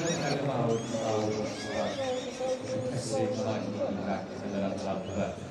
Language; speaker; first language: Welsh; native; Welsh